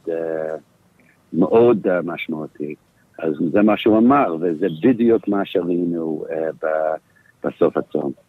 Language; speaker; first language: Hebrew; non-native, fluent; English